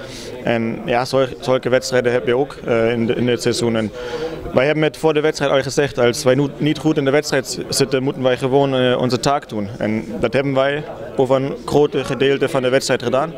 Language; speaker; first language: Dutch; non-native, fluent; German